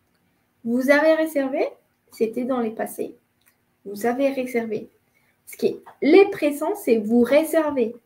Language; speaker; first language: French; non-native, fluent; Spanish